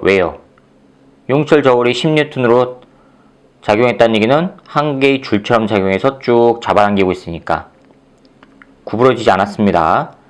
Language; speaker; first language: Korean; native; Korean